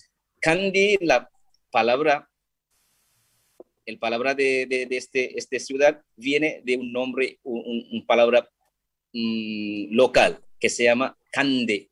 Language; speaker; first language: Spanish; non-native, fluent; Sinhala